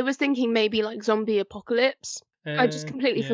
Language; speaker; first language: English; native; English